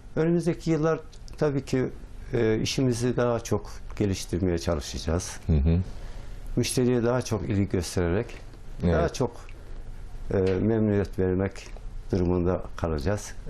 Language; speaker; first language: Turkish; native; Turkish